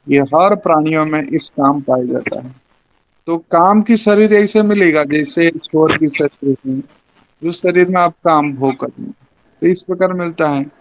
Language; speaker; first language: Hindi; non-native, local second language; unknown